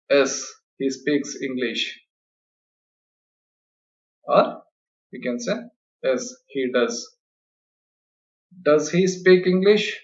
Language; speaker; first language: English; non-native, local second language; Kannada